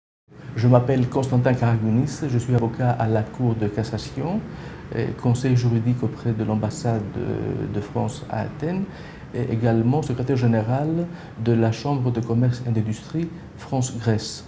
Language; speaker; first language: French; non-native, fluent; Greek